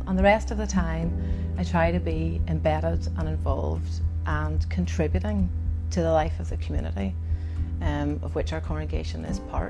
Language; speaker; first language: English; native; English